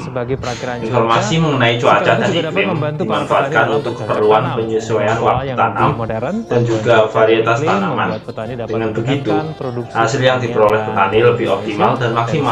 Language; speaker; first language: Indonesian; native; Indonesian